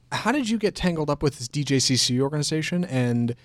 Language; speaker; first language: English; native; English